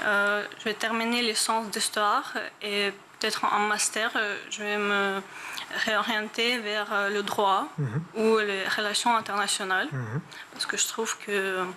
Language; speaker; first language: French; non-native, learner; Ukrainian